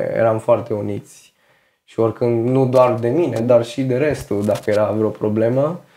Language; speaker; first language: Romanian; native; Romanian